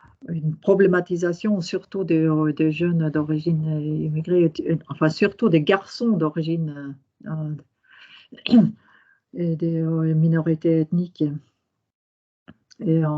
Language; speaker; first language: French; non-native, fluent; Norwegian